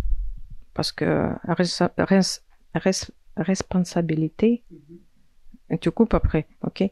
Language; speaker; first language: French; non-native, fluent; Russian